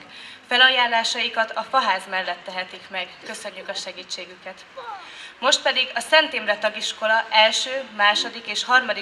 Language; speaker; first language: Hungarian; native; Hungarian